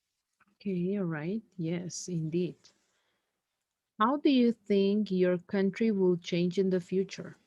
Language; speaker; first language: English; non-native, fluent; Spanish